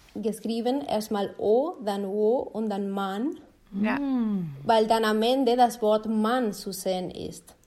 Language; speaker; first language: German; non-native, fluent; Spanish